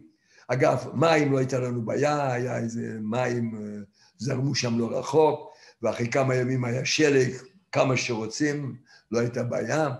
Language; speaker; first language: Hebrew; non-native, fluent; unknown